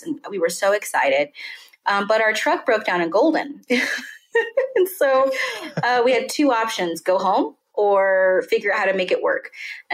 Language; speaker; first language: English; native; English